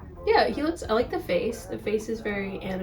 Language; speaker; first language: English; native; English